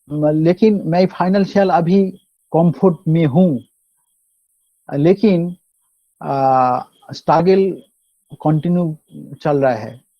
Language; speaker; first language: Hindi; non-native, local second language; Bangla